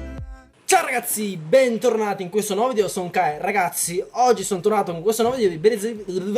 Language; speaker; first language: Italian; early bilingual, other home language; Chinese